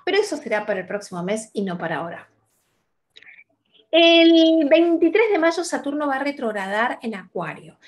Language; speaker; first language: Spanish; native; Spanish